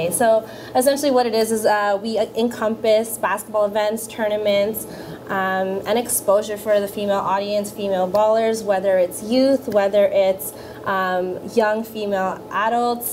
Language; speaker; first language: English; early bilingual, other home language; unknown